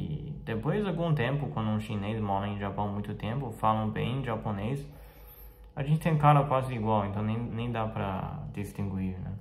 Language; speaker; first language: Portuguese; non-native, fluent; Chinese